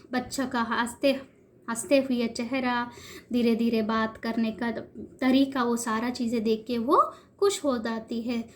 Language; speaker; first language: Hindi; non-native, local second language; Kannada